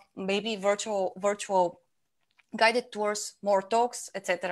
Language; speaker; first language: English; non-native, fluent; Bulgarian